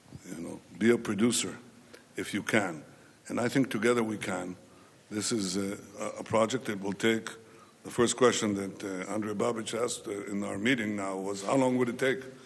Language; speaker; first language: English; non-native, fluent; Hebrew